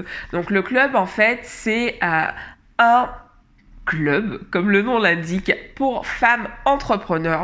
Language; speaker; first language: French; native; French